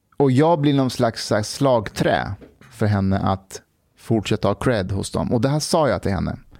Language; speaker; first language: Swedish; early bilingual, other home language; Persian